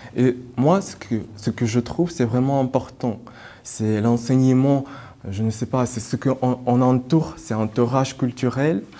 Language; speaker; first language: French; non-native, learner; Russian